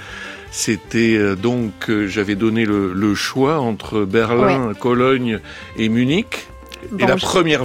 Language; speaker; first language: French; native; French